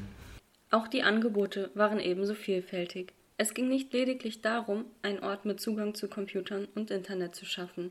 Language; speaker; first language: German; native; German